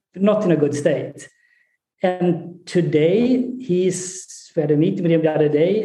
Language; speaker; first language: English; non-native, fluent; Swedish